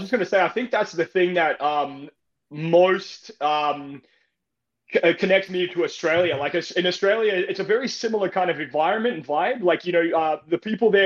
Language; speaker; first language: English; native; English